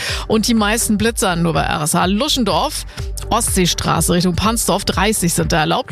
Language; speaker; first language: German; native; German